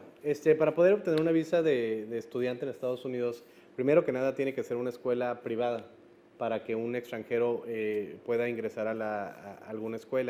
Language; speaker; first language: Spanish; native; Spanish